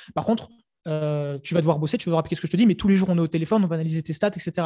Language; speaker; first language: French; native; French